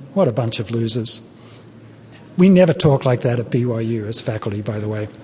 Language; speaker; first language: English; native; English